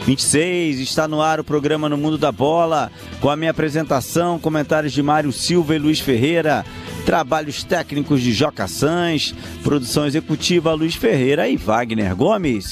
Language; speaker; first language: Portuguese; native; Portuguese